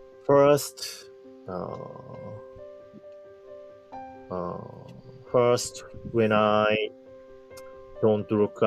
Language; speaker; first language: English; non-native, learner; Japanese